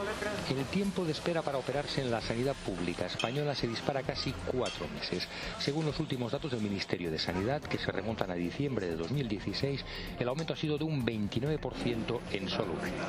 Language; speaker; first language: Spanish; native; Spanish